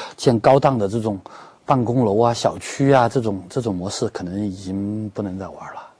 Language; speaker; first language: Chinese; native; Chinese